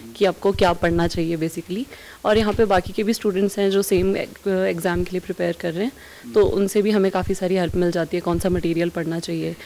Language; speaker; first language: Hindi; native; Hindi